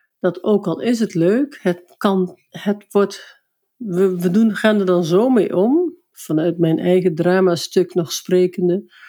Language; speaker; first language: Dutch; native; Dutch